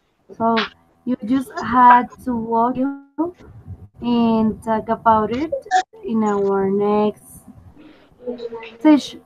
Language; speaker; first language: English; non-native, fluent; Spanish